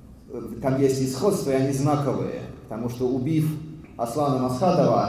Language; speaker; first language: Russian; native; Russian